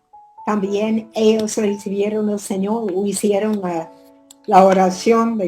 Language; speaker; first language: Spanish; non-native, fluent; English